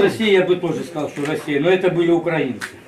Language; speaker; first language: Russian; native; Russian